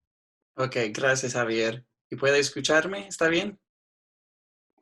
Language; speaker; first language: Spanish; non-native, fluent; English